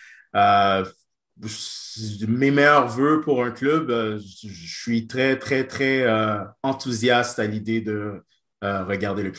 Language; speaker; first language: French; native; French